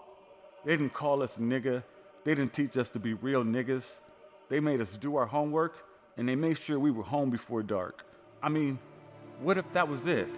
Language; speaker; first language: English; native; English